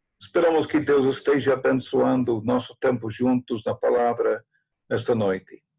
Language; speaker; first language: Portuguese; non-native, fluent; English